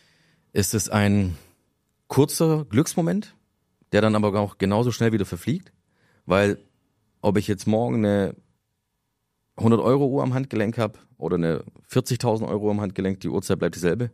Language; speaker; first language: German; native; German